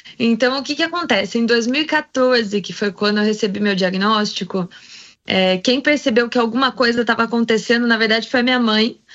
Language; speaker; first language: Portuguese; native; Portuguese